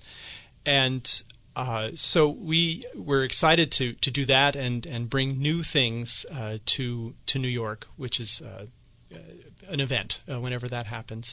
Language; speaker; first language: English; native; English